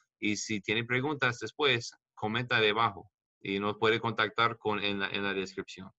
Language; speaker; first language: Spanish; non-native, learner; English